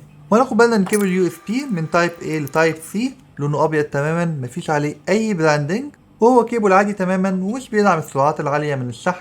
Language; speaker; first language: Arabic; native; Arabic